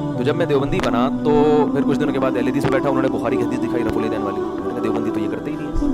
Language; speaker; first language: Urdu; native; Urdu